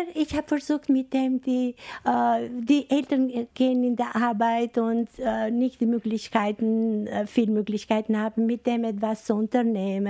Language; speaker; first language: German; non-native, learner; Albanian